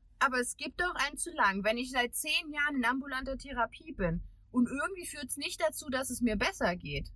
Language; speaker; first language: German; early bilingual, other home language; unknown